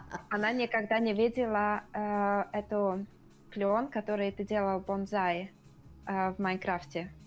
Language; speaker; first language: Russian; non-native, learner; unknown